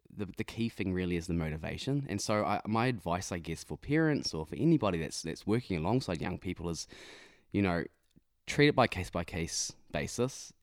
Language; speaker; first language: English; native; English